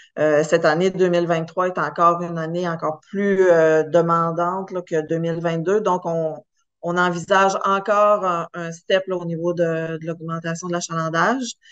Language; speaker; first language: French; native; French